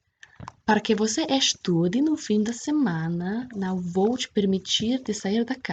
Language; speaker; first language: Portuguese; non-native, fluent; English